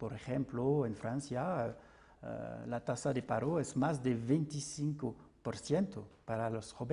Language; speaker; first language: Spanish; non-native, fluent; French